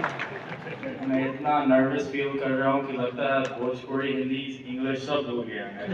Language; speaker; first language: Hindi; non-native, fluent; English